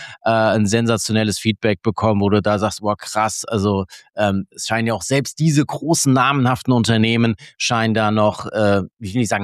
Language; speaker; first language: German; native; German